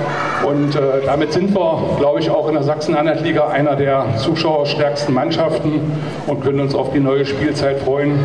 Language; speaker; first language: German; native; German